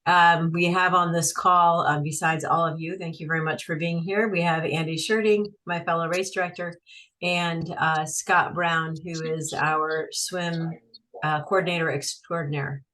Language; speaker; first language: English; native; English